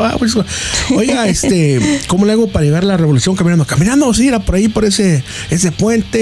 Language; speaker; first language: Spanish; early bilingual, heritage; Spanish